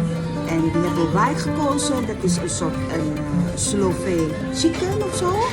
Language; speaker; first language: Dutch; non-native, fluent; Indonesian